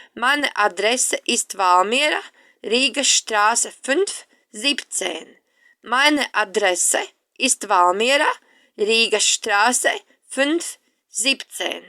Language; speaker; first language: German; non-native, fluent; Latvian